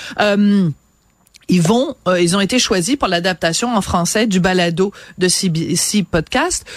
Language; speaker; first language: French; native; French